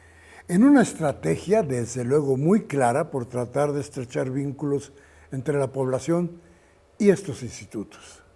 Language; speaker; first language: Spanish; native; Spanish